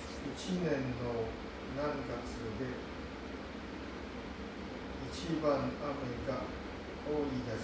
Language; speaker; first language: Japanese; non-native, learner; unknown